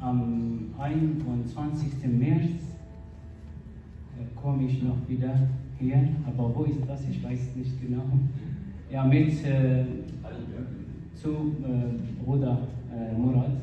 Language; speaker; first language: German; non-native, learner; Kurdish